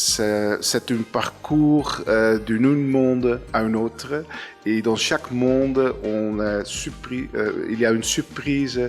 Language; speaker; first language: French; non-native, fluent; Dutch